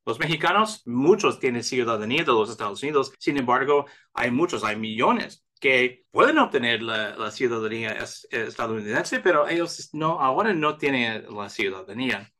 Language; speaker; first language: Spanish; early bilingual, heritage; English